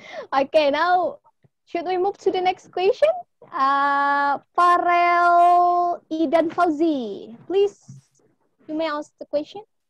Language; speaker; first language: English; non-native, fluent; Indonesian